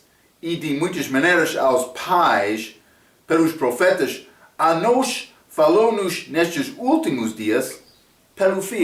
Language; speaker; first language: Portuguese; non-native, fluent; English